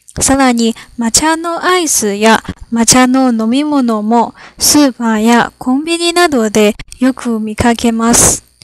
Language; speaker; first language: Japanese; non-native, fluent; Chinese